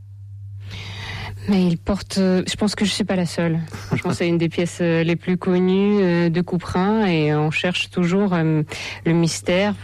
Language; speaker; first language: French; non-native, fluent; Russian